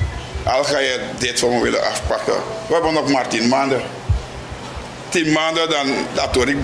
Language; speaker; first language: Dutch; non-native, local second language; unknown